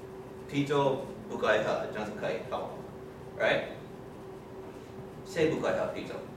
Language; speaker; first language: Chinese; non-native, fluent; English